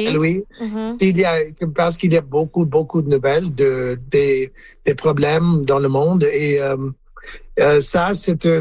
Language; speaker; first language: French; non-native, learner; English